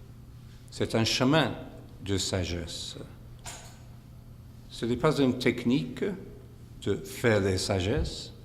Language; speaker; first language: French; non-native, fluent; English